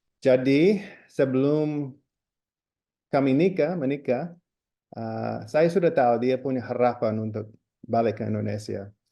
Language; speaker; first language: Indonesian; non-native, fluent; English